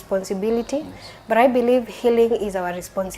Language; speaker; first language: English; non-native, local second language; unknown